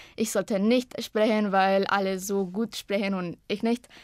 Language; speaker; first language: German; non-native, fluent; Spanish